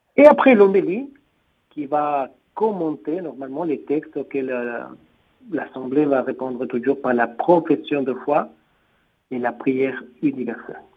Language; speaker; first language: French; non-native, fluent; Spanish